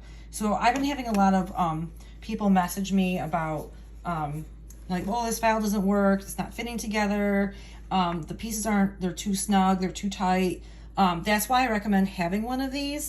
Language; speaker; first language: English; native; English